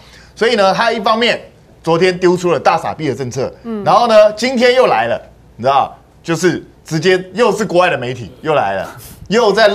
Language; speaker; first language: Chinese; native; Chinese